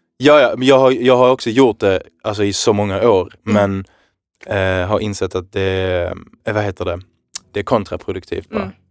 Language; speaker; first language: Swedish; early bilingual, other home language; Arabic